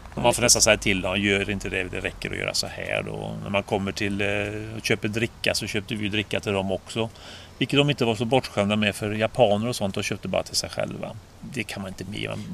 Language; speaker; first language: Swedish; native; Swedish